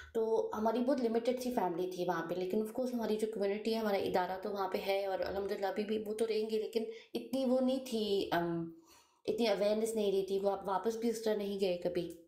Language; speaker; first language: Hindi; early bilingual, heritage; Hindi